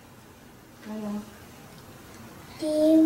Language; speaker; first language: Chinese; native; Chinese